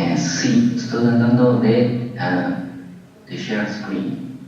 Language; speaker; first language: Italian; non-native, learner; Spanish